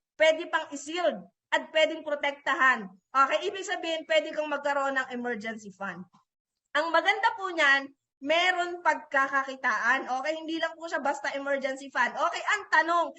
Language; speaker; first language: Filipino; native; Filipino